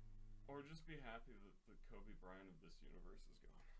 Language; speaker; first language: English; native; English